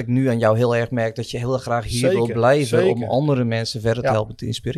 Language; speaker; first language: Dutch; native; Dutch